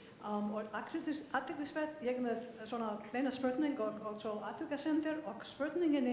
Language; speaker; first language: Icelandic; non-native, fluent; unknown